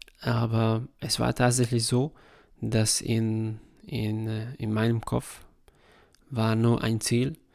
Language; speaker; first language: German; non-native, fluent; Hungarian